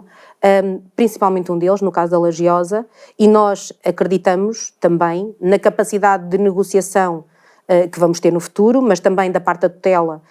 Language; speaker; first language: Portuguese; native; Portuguese